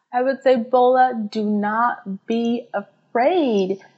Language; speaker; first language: English; non-native, local second language; Yoruba